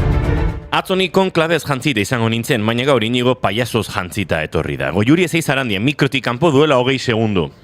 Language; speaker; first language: Basque; native; Basque